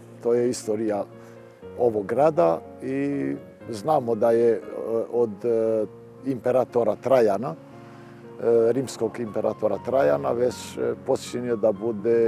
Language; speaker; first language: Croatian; non-native, local second language; Albanian